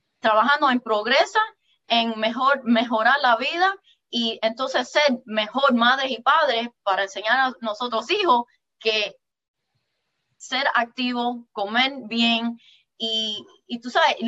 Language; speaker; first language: Spanish; early bilingual, heritage; English